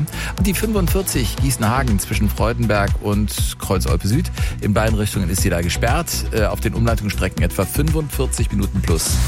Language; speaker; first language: German; native; German